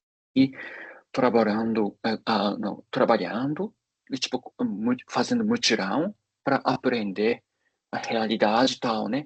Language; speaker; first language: Portuguese; non-native, fluent; Japanese